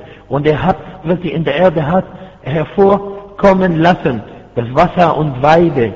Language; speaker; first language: German; non-native, fluent; Arabic